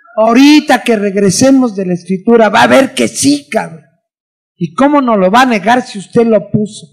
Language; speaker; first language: Spanish; native; Spanish